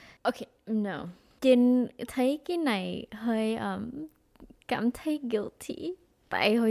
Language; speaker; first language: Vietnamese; early bilingual, heritage; Vietnamese